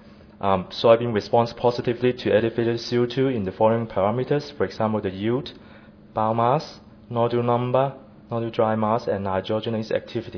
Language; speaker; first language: English; non-native, fluent; Chinese